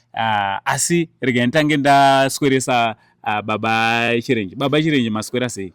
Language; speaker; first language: Shona; native; Shona